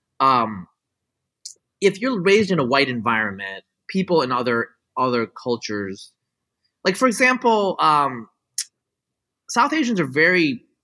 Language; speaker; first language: English; early bilingual, other home language; Bangla